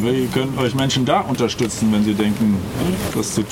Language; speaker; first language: German; native; German